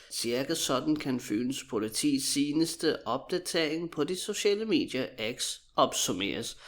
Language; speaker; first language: Danish; native; Danish